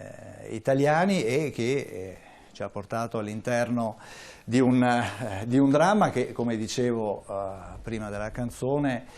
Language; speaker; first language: Italian; native; Italian